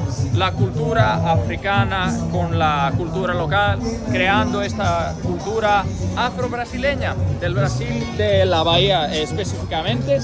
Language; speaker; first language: Spanish; non-native, fluent; Portuguese